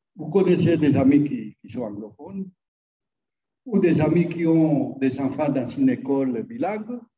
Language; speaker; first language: French; non-native, fluent; Spanish